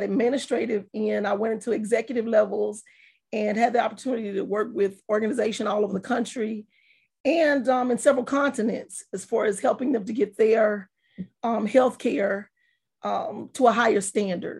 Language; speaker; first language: English; native; English